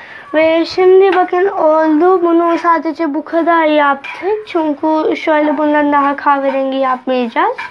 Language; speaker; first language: Turkish; non-native, learner; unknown